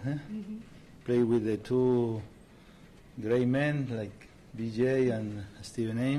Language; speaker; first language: English; non-native, learner; Spanish